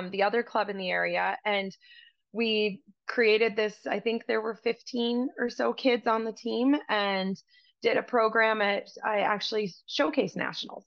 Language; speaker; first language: English; native; English